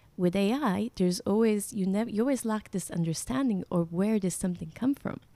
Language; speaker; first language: English; non-native, fluent; Croatian